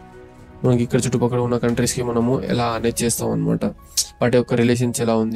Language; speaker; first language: Telugu; native; Telugu